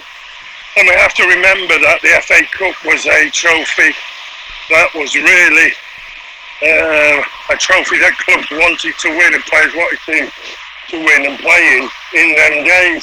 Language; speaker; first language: English; native; English